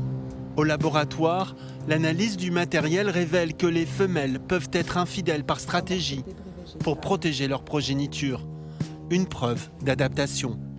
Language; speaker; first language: French; native; French